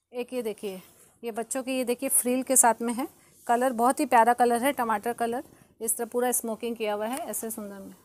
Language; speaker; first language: Hindi; native; Hindi